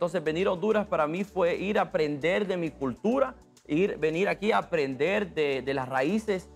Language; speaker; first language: Spanish; early bilingual, heritage; Spanish